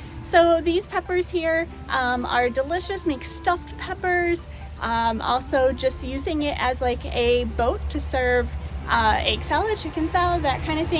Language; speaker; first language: English; native; English